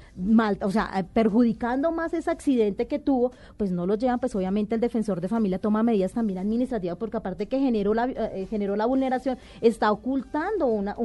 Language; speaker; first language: Spanish; native; Spanish